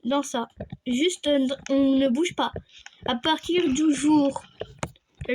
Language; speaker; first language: French; native; French